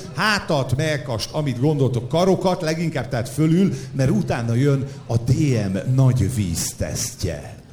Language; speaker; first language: Hungarian; native; Hungarian